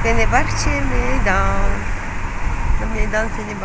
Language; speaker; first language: Turkish; non-native, learner; Russian